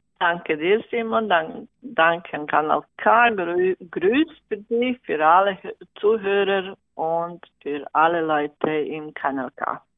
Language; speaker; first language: German; non-native, fluent; Serbian